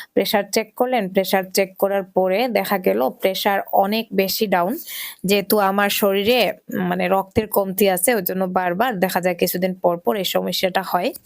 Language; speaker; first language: Bangla; non-native, local second language; Sylheti